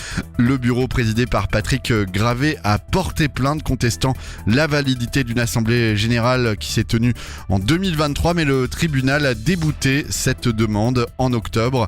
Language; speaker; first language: French; native; French